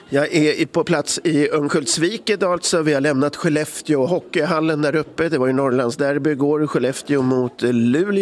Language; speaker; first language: Swedish; native; Swedish